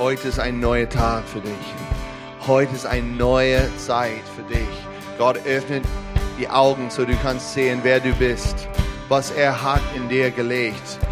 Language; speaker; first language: German; non-native, fluent; English